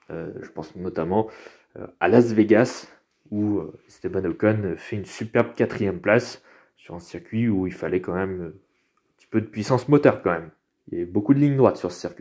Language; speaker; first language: French; native; French